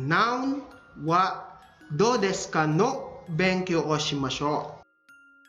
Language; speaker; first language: Japanese; non-native, fluent; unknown